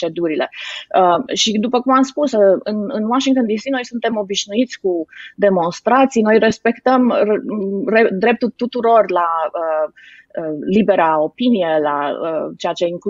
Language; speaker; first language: Romanian; native; Romanian